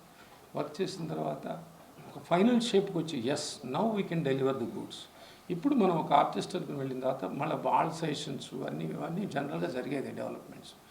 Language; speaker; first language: Telugu; native; Telugu